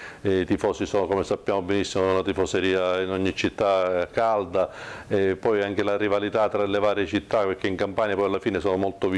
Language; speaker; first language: Italian; native; Italian